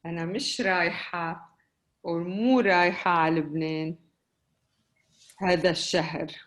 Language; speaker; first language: Arabic; native; Arabic